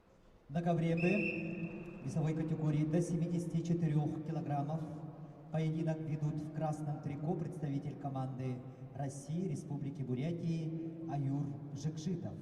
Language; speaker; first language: Russian; native; Russian